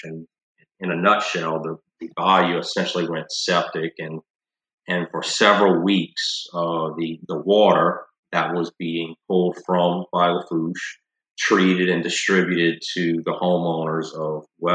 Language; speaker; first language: English; native; English